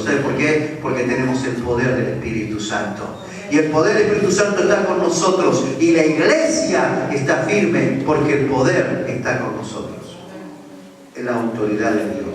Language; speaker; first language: Spanish; native; Spanish